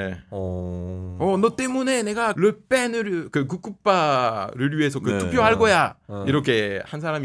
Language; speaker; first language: Korean; non-native, fluent; French